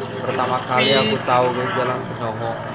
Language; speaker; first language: Indonesian; native; Indonesian